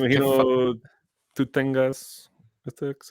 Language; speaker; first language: Spanish; non-native, fluent; English